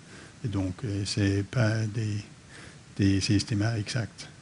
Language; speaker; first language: French; non-native, fluent; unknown